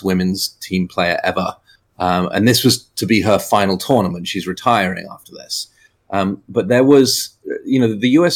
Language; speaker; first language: English; native; English